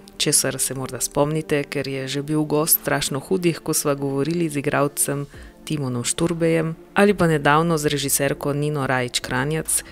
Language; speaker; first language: Slovenian; native; Slovenian